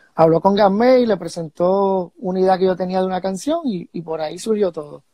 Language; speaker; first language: Spanish; early bilingual, heritage; Spanish